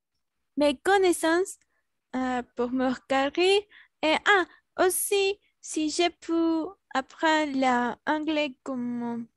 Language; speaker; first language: French; non-native, learner; Spanish